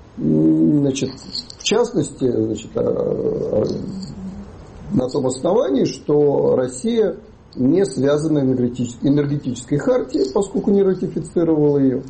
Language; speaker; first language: Russian; native; Russian